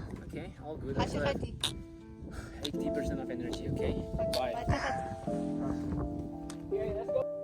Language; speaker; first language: English; non-native, fluent; Indonesian